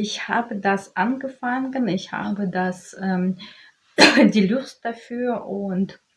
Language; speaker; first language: German; non-native, learner; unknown